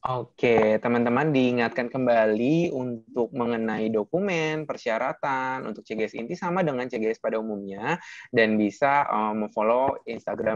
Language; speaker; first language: Indonesian; native; Indonesian